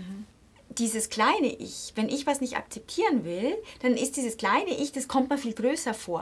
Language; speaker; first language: German; native; German